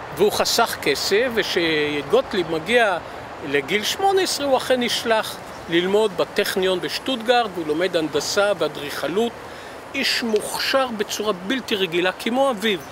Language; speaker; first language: Hebrew; native; Hebrew